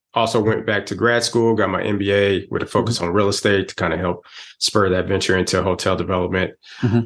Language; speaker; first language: English; native; English